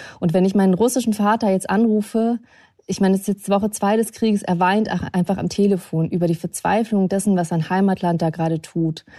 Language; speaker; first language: German; early bilingual, other home language; Russian